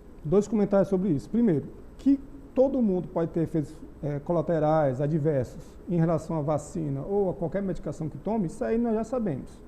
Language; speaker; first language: Portuguese; native; Portuguese